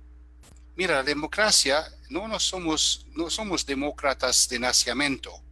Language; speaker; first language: Spanish; non-native, fluent; German